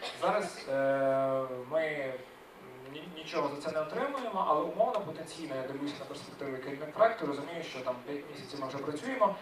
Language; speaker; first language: Ukrainian; native; Ukrainian